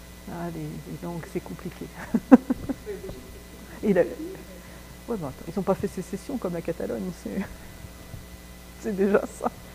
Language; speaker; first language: French; native; French